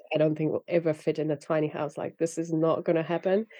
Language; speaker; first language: English; non-native, fluent; Finnish